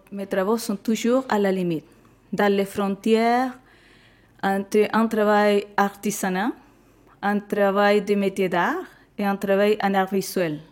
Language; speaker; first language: French; non-native, fluent; Spanish